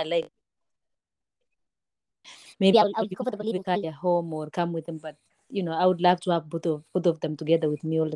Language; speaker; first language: English; non-native, local second language; Kalenjin